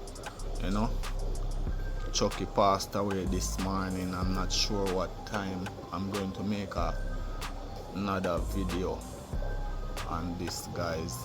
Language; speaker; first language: English; native; English